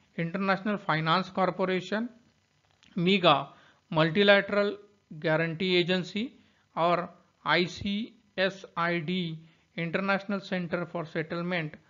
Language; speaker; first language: Hindi; non-native, local second language; Marathi